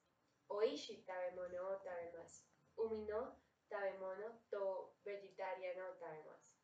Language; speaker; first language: Japanese; non-native, learner; Spanish